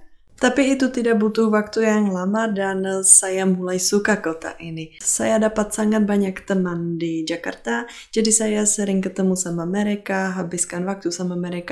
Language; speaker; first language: Indonesian; non-native, fluent; Czech